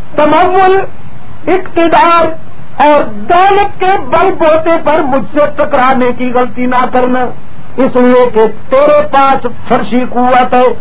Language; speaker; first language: Urdu; native; Urdu